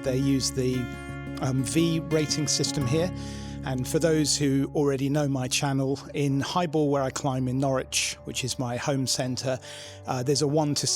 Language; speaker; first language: English; native; English